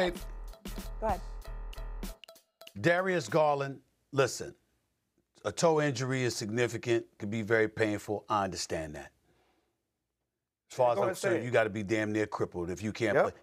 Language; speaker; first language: English; native; English